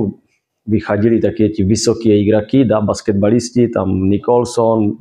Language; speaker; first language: Russian; non-native, fluent; Czech